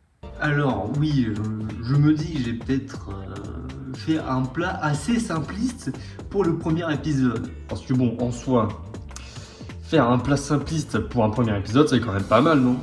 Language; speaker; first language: French; native; French